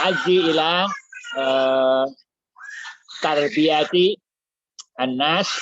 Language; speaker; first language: Arabic; non-native, fluent; Indonesian